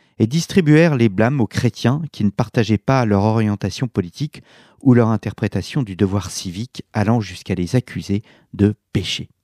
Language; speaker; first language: French; native; French